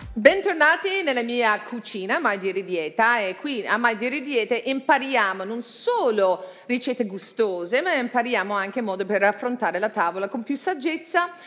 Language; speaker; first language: Italian; non-native, fluent; English